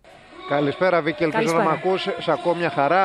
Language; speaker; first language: Greek; native; Greek